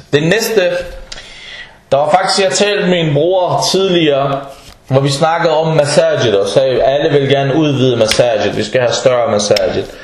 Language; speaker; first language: Danish; non-native, fluent; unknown